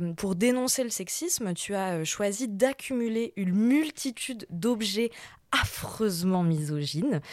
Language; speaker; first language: French; native; French